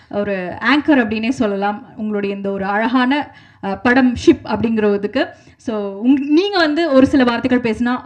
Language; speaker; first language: Tamil; native; Tamil